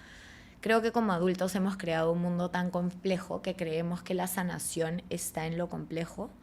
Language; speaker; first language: Spanish; native; Spanish